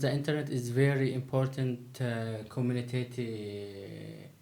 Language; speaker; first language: English; non-native, learner; Turkish